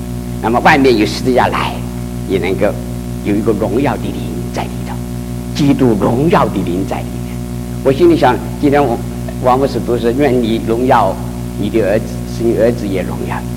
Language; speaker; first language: Chinese; native; Chinese